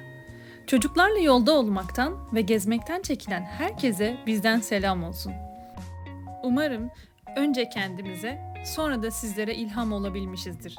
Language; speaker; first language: Turkish; native; Turkish